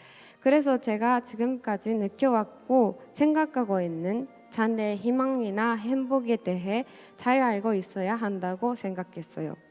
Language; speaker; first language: Korean; non-native, fluent; Japanese